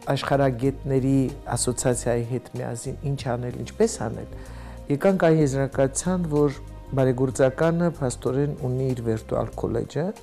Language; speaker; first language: Armenian; native; Armenian